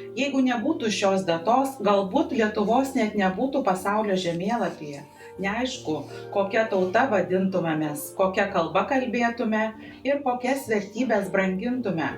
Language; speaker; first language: Lithuanian; native; Lithuanian